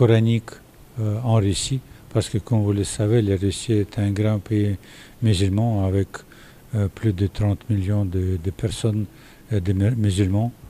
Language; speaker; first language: French; non-native, fluent; Russian